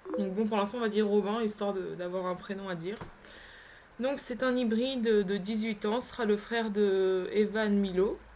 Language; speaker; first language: French; early bilingual, other home language; Polish